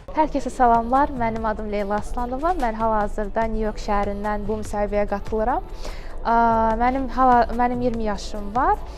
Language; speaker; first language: Azerbaijani; native; Azerbaijani